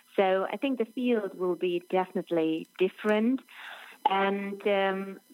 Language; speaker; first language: English; non-native, fluent; German